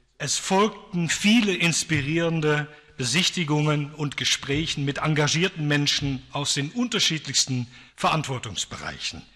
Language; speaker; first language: German; non-native, fluent; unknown